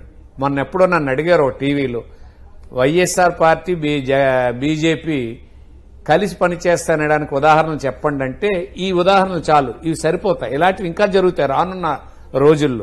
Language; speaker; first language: Telugu; native; Telugu